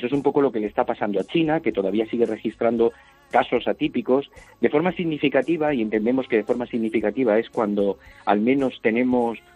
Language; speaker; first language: Spanish; native; Spanish